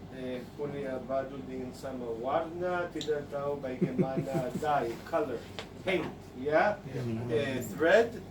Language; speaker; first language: Indonesian; non-native, fluent; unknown